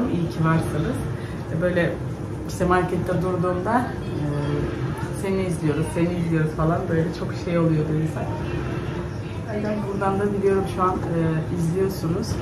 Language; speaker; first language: Turkish; native; Turkish